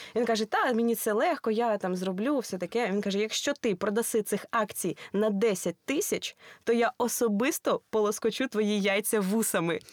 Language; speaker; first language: Ukrainian; non-native, local second language; Russian